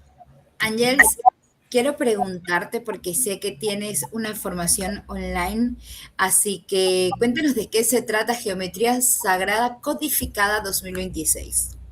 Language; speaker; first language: Spanish; native; Spanish